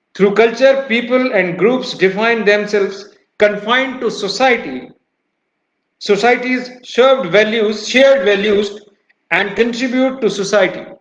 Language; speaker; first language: English; non-native, local second language; Hindi